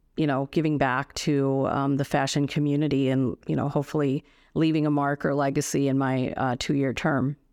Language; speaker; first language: English; native; English